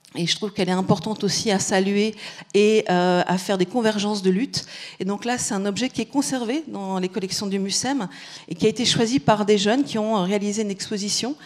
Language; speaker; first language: French; native; French